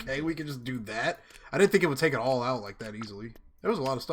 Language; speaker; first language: English; native; English